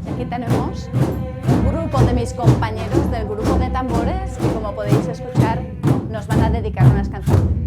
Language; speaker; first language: Spanish; native; Spanish